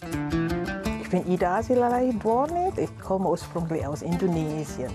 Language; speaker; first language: German; non-native, learner; Indonesian